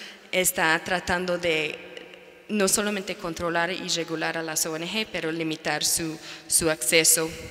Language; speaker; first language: Spanish; non-native, fluent; English